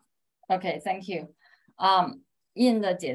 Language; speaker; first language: English; non-native, fluent; Chinese